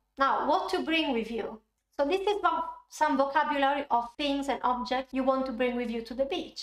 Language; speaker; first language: English; non-native, fluent; Italian